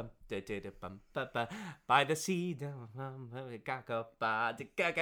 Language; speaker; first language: English; native; English